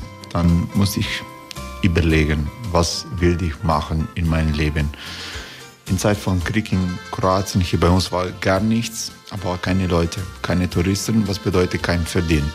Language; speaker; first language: German; non-native, learner; Croatian